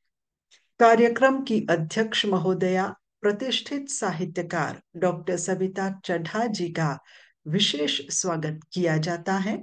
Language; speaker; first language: Hindi; non-native, local second language; Morisyen